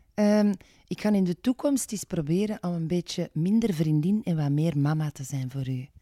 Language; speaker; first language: Dutch; native; Dutch